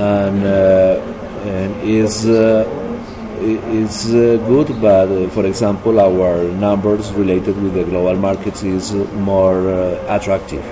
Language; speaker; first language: English; non-native, learner; Spanish